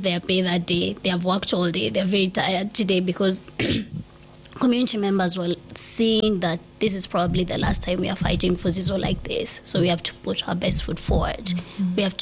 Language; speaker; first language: English; non-native, local second language; Swahili